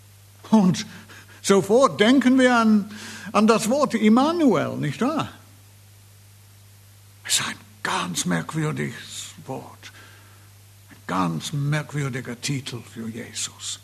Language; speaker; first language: German; non-native, fluent; English